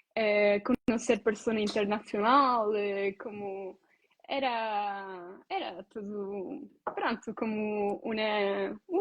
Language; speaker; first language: Portuguese; non-native, learner; Italian